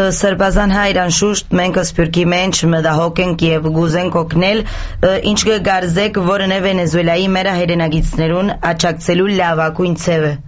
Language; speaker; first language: Armenian; early bilingual, heritage; Armenian